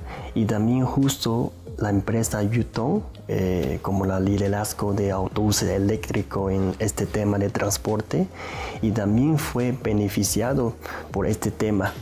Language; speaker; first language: Spanish; non-native, learner; Chinese